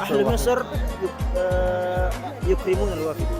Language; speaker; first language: Arabic; non-native, learner; Indonesian